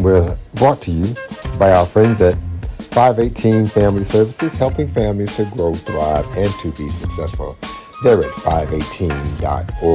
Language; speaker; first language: English; native; English